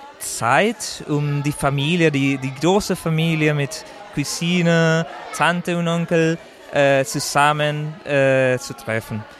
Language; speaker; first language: German; non-native, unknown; Spanish